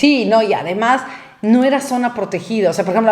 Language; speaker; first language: Spanish; native; Spanish